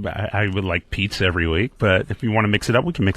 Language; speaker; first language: English; native; English